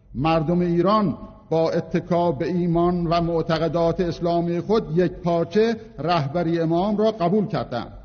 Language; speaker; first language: Persian; non-native, local second language; Azerbaijani